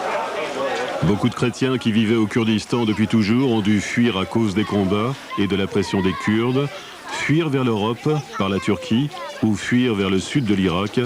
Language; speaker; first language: French; native; French